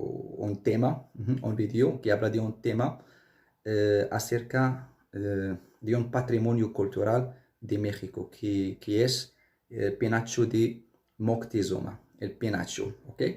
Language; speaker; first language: Spanish; non-native, fluent; Arabic